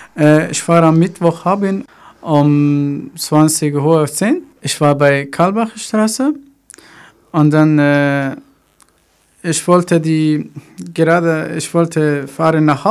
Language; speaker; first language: German; non-native, learner; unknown